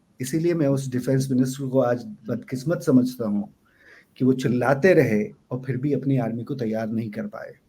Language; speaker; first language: Hindi; native; Hindi